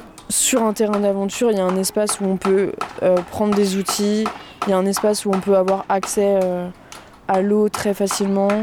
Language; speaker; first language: French; native; French